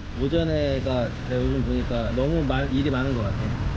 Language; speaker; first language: Korean; native; Korean